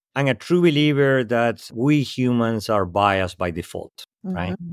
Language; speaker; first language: English; non-native, fluent; Spanish